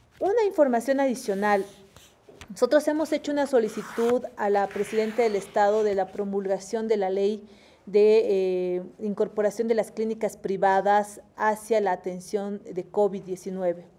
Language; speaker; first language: Spanish; native; Spanish